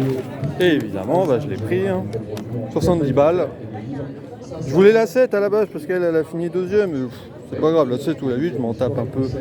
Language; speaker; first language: French; native; French